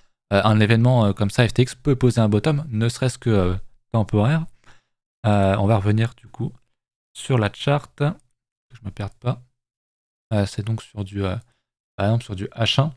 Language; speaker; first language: French; native; French